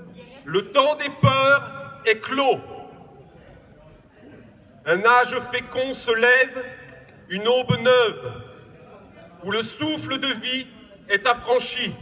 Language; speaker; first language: French; native; French